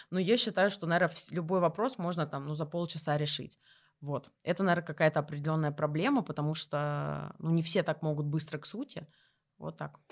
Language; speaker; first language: Russian; native; Russian